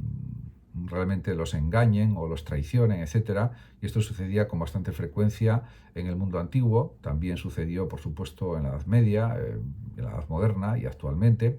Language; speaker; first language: Spanish; native; Spanish